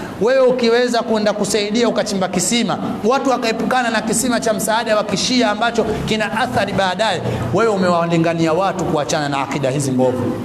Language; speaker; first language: Swahili; native; Swahili